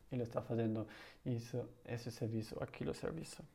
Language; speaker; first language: Portuguese; non-native, learner; German